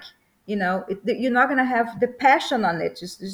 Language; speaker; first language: English; non-native, fluent; Portuguese